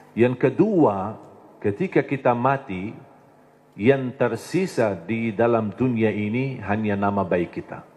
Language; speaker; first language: Indonesian; non-native, fluent; Arabic